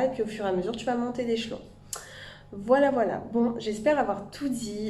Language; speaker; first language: French; native; French